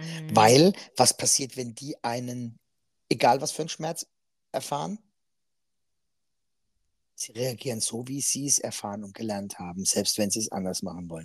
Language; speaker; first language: German; native; German